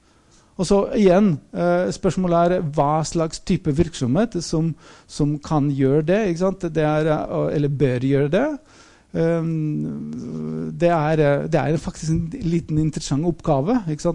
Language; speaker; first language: Norwegian; non-native, fluent; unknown